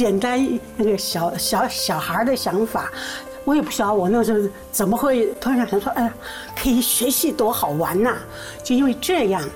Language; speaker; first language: Chinese; non-native, local second language; Min Nan Chinese